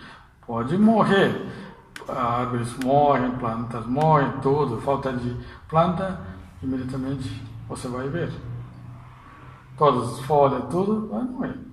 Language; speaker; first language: Portuguese; non-native, fluent; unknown